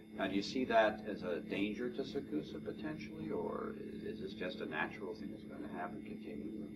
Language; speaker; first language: English; native; English